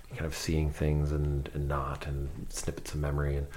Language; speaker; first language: English; native; English